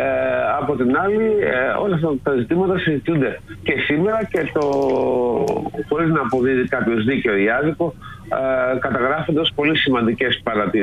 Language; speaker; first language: Greek; native; Greek